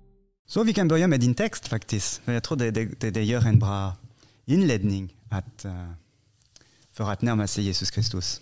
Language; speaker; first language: Swedish; non-native, fluent; French